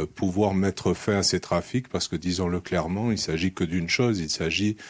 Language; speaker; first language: French; native; French